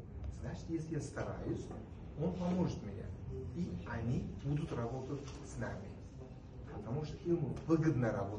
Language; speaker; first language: Russian; non-native, local second language; Uzbek